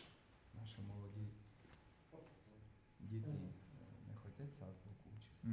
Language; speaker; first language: Slovak; non-native, local second language; Rusyn